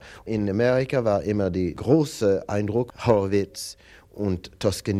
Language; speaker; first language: German; non-native, fluent; English